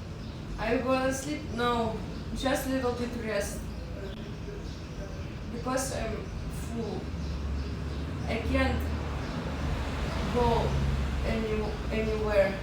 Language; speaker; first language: English; non-native, learner; Russian